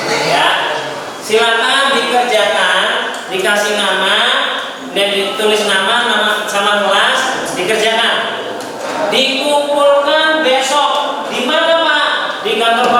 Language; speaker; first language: Indonesian; native; Indonesian